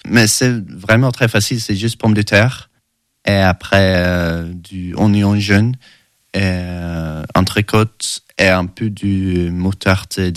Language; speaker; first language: French; non-native, learner; Swedish